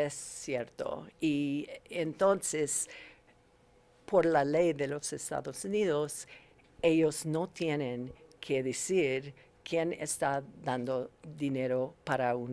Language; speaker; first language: Spanish; non-native, learner; English